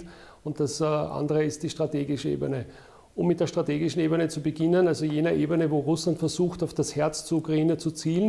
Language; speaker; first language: German; native; German